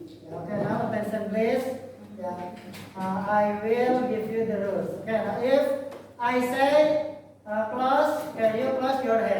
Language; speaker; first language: English; non-native, fluent; Indonesian